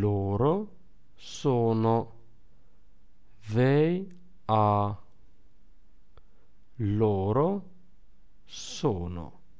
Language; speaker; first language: Italian; non-native, fluent; English